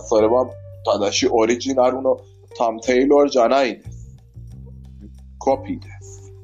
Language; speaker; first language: Japanese; non-native, learner; Persian